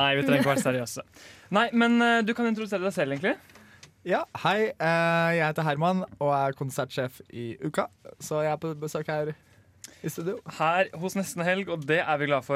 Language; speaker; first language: Norwegian; native; Norwegian